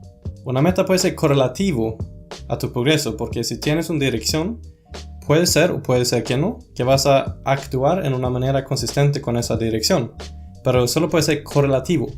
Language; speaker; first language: Spanish; non-native, fluent; Swedish